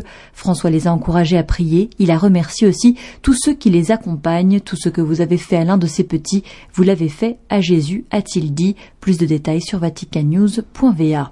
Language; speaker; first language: French; native; French